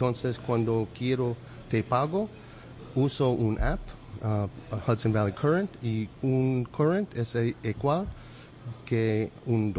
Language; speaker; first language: Spanish; non-native, learner; English